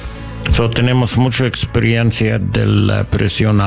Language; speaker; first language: Spanish; non-native, learner; English